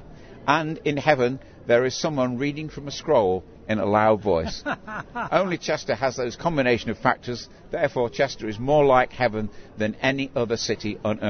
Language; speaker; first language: English; native; English